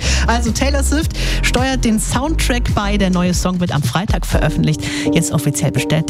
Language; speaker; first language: German; native; German